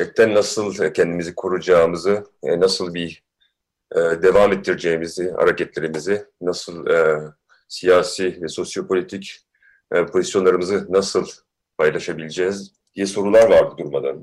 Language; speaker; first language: Turkish; early bilingual, heritage; Turkish